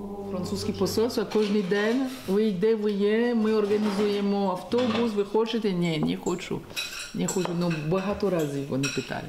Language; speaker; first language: Ukrainian; non-native, fluent; French